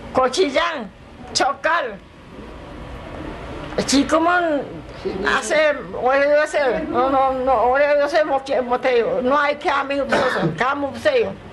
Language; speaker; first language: Korean; early bilingual, heritage; Spanish